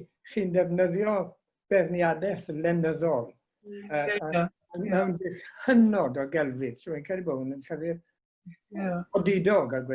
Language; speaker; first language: Welsh; native; Welsh